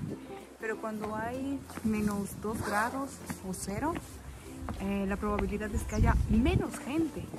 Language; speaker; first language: Spanish; native; Spanish